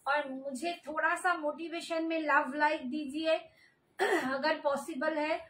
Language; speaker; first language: Hindi; non-native, local second language; Bangla